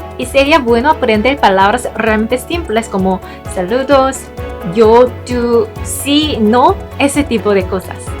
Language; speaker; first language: Spanish; non-native, fluent; Korean